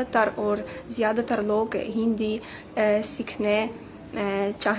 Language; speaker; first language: Hindi; non-native, fluent; Ukrainian